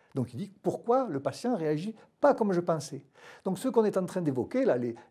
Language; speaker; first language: French; native; French